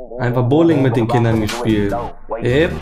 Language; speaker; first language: German; native; German